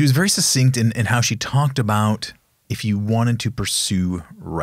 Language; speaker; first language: English; native; English